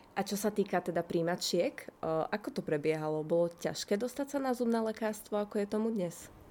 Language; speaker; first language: Slovak; native; Slovak